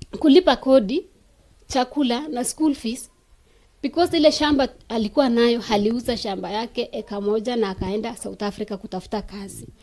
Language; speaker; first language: Swahili; non-native, local second language; Kalenjin